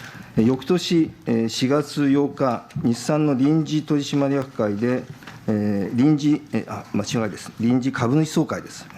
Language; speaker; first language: Japanese; native; Japanese